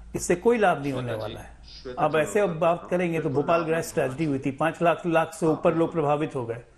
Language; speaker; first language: Hindi; native; Hindi